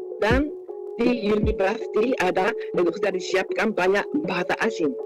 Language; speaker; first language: Malay; non-native, fluent; Japanese